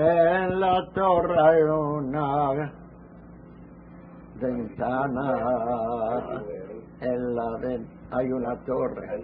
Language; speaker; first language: Spanish; early bilingual, heritage; Ladino